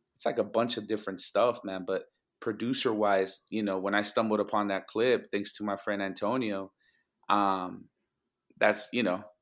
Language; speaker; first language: English; early bilingual, other home language; Spanish